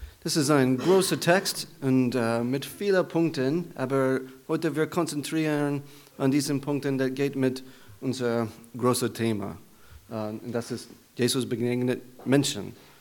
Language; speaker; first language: German; non-native, learner; English